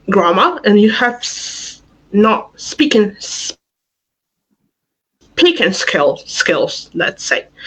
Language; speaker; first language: English; non-native, fluent; Russian